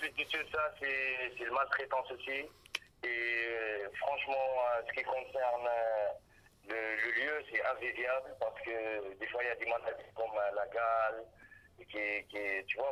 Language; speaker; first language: French; non-native, local second language; Arabic